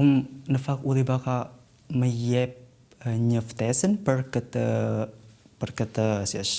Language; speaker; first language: Albanian; non-native, learner; Indonesian